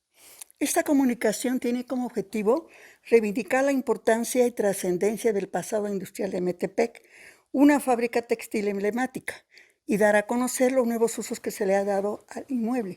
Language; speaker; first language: Spanish; native; Spanish